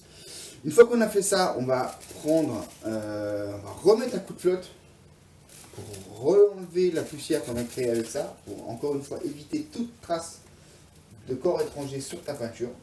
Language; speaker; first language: French; native; French